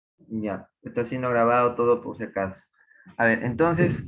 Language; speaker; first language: Spanish; native; Spanish